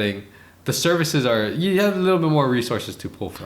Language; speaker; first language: English; native; English